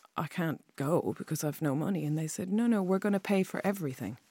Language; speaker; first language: English; native; English